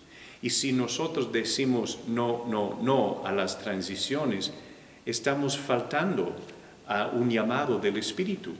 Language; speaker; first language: Spanish; non-native, fluent; English